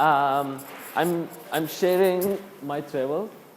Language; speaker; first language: English; non-native, learner; Turkish